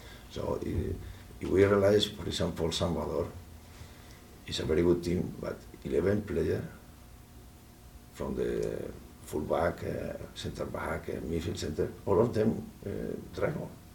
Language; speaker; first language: English; non-native, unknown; Spanish